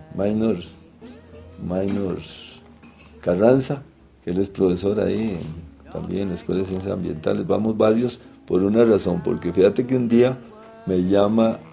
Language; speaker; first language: Spanish; native; Spanish